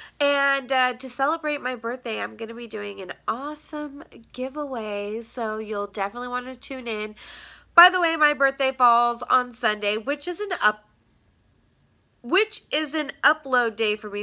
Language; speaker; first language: English; native; English